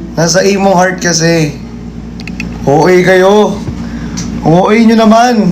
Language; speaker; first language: Filipino; non-native, local second language; Cebuano